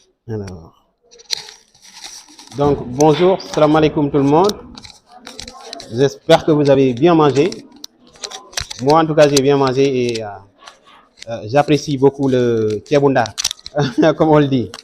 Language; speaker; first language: French; non-native, local second language; Wolof